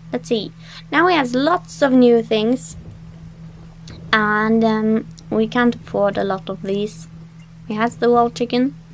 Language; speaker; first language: English; non-native, fluent; Norwegian